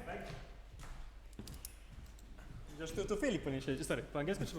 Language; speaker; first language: Polish; native; Polish